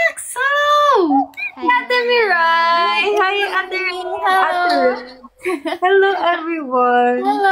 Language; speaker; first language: English; non-native, fluent; Japanese